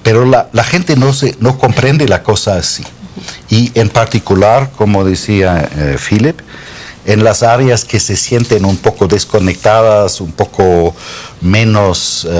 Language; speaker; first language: Spanish; non-native, fluent; German